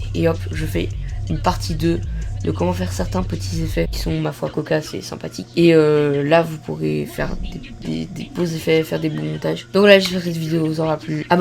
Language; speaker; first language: French; native; French